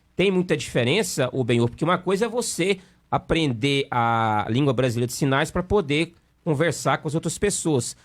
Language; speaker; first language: Portuguese; native; Portuguese